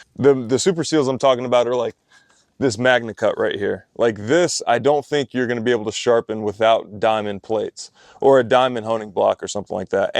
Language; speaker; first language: English; native; English